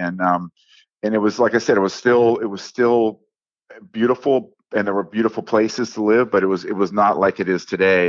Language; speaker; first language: English; native; English